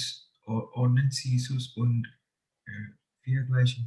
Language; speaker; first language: German; non-native, learner; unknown